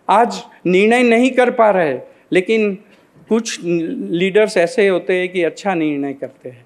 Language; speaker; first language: Hindi; non-native, local second language; Gujarati